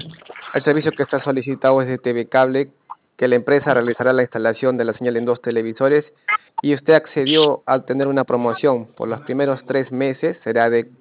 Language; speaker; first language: Spanish; native; Spanish